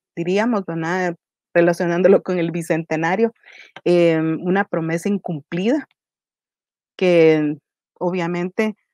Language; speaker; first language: Spanish; native; Spanish